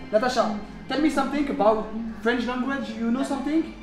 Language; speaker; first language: English; non-native, learner; French